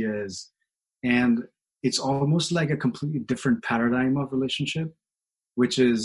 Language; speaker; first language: English; non-native, local second language; Hindi